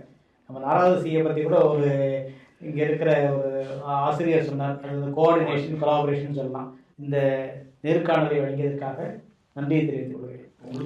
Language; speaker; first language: Tamil; native; Tamil